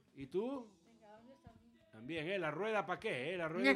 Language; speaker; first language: Spanish; native; Spanish